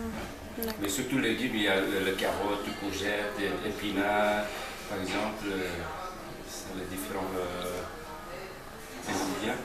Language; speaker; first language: French; non-native, learner; Korean